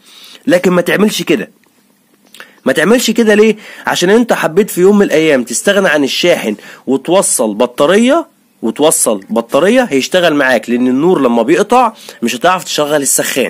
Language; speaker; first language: Arabic; native; Arabic